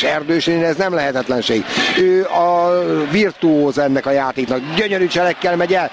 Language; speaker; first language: Hungarian; native; Hungarian